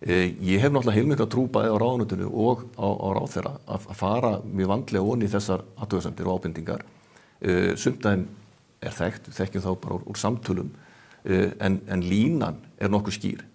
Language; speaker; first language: Icelandic; native; Icelandic